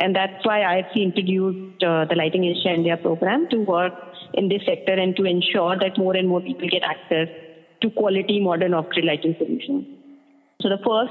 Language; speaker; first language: English; non-native, local second language; Hindi